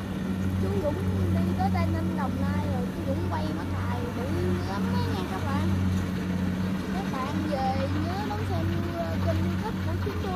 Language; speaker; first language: Vietnamese; native; Vietnamese